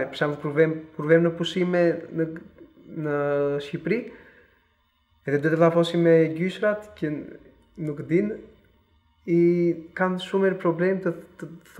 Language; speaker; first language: Albanian; early bilingual, heritage; Albanian